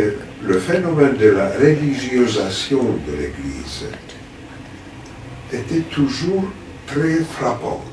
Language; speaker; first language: French; non-native, fluent; Greek